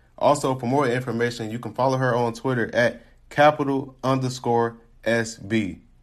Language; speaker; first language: English; native; English